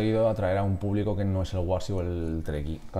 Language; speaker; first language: Spanish; native; Spanish